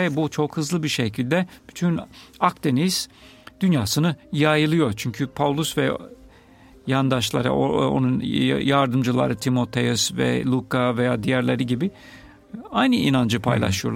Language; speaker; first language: Turkish; non-native, fluent; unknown